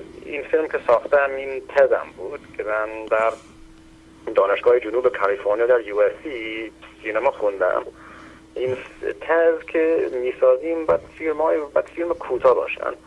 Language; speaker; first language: Persian; early bilingual, heritage; Persian